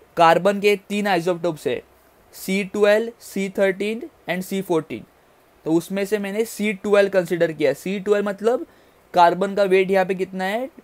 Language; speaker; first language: Hindi; native; Hindi